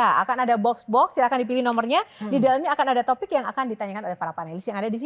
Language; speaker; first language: Indonesian; native; Indonesian